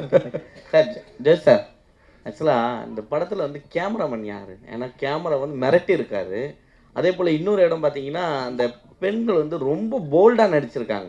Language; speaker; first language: Tamil; native; Tamil